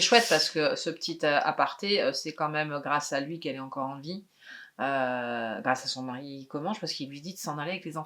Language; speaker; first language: French; native; French